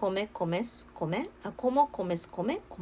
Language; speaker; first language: Spanish; non-native, learner; Japanese